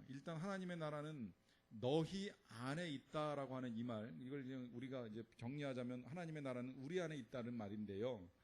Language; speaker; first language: Korean; native; Korean